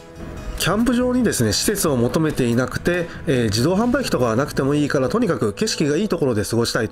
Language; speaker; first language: Japanese; native; Japanese